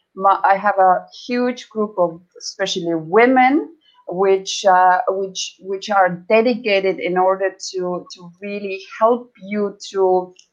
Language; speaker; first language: English; non-native, fluent; Estonian